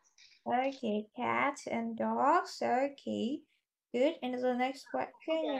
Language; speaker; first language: English; non-native, fluent; Vietnamese